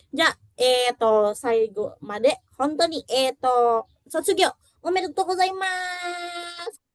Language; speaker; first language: Japanese; non-native, fluent; Indonesian